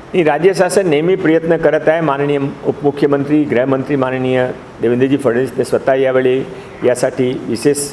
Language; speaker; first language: Marathi; non-native, local second language; Hindi